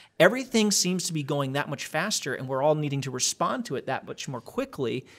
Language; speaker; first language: English; native; English